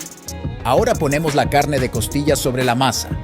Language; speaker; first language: Spanish; native; Spanish